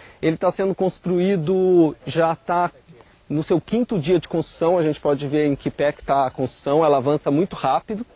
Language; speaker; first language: Portuguese; native; Portuguese